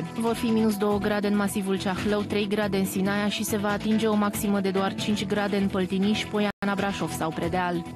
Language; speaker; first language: Romanian; native; Romanian